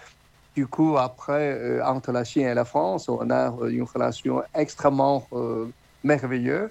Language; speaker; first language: French; non-native, fluent; Chinese